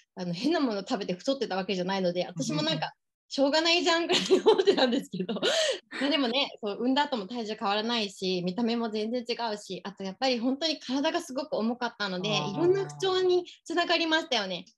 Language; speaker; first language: Japanese; early bilingual, other home language; English